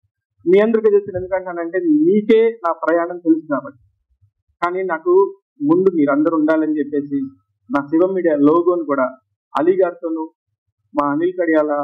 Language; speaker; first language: Telugu; native; Telugu